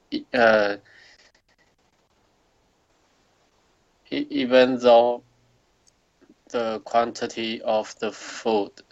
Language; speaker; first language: English; non-native, learner; Chinese